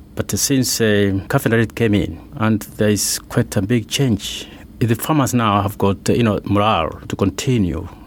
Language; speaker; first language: English; non-native, local second language; Meru